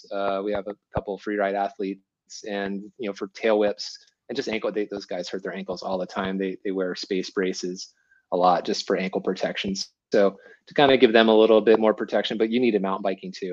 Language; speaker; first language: English; native; English